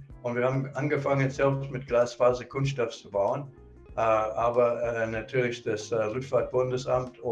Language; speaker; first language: German; non-native, fluent; English